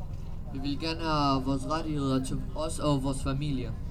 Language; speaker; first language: Danish; early bilingual, other home language; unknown